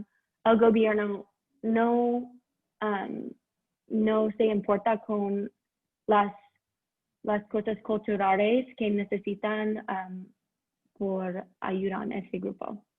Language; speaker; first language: Spanish; non-native, learner; English